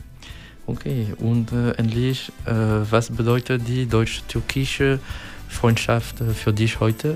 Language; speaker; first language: German; non-native, learner; English